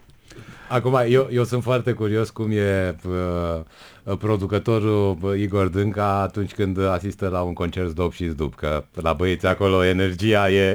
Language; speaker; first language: Romanian; native; Romanian